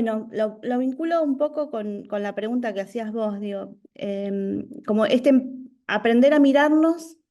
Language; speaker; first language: Spanish; native; Spanish